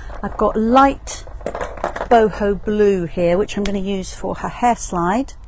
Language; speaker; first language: English; native; English